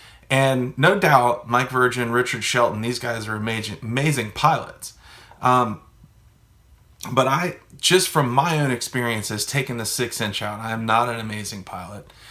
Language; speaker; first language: English; native; English